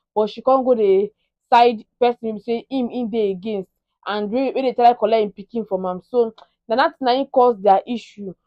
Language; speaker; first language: Nigerian Pidgin; native; Nigerian Pidgin